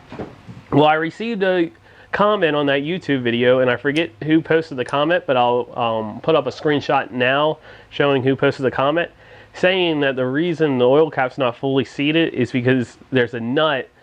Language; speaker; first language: English; native; English